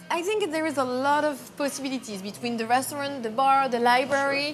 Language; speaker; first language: English; non-native, fluent; French